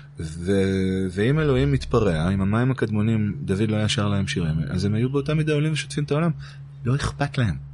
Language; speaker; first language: Hebrew; native; Hebrew